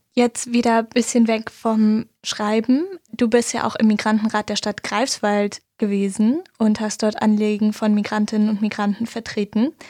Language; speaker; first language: German; native; German